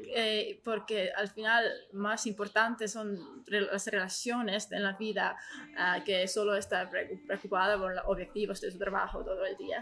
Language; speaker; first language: Spanish; non-native, learner; Estonian